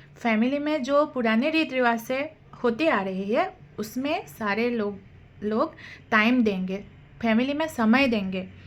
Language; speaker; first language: Hindi; non-native, local second language; Assamese